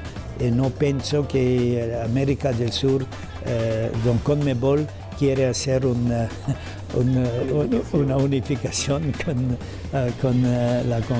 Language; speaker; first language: Spanish; non-native, fluent; German